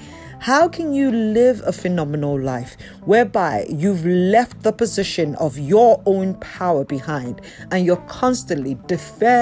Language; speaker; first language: English; non-native, local second language; Yoruba